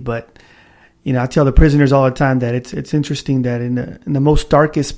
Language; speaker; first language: English; native; English